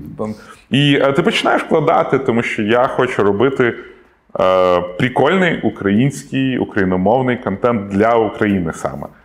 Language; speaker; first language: Ukrainian; non-native, local second language; Russian